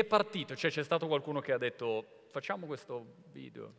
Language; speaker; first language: Italian; native; Italian